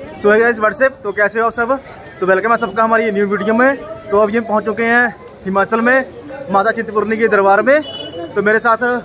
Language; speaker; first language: Hindi; non-native, local second language; Punjabi